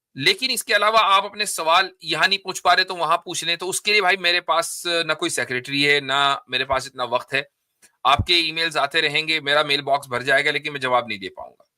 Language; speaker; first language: Urdu; native; Urdu